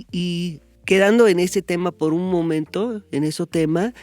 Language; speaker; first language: Spanish; non-native, fluent; English